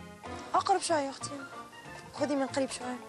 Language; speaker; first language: Arabic; native; Arabic